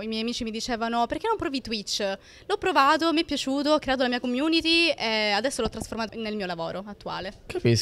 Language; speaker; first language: Italian; native; Italian